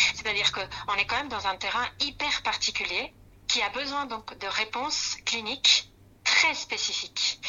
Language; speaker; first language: French; non-native, fluent; Spanish